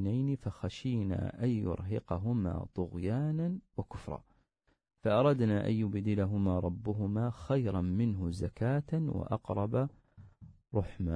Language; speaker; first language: Arabic; native; Arabic